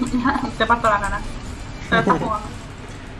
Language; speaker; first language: Spanish; native; Spanish